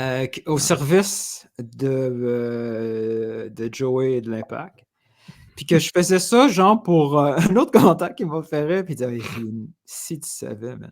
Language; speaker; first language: French; native; French